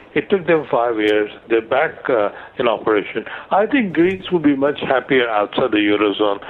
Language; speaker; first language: English; non-native, local second language; Gujarati